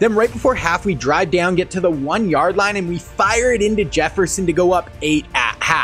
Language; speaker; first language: English; native; English